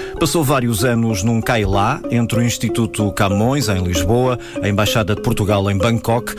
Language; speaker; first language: Portuguese; native; Portuguese